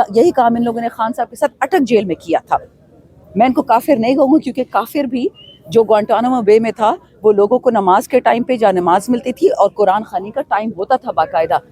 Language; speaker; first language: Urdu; non-native, local second language; Pashto